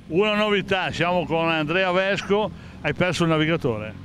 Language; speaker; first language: Italian; native; Italian